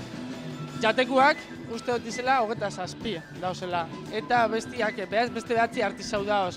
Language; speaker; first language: Basque; native; Basque